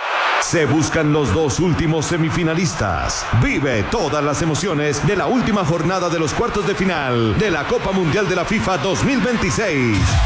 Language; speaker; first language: Spanish; native; Spanish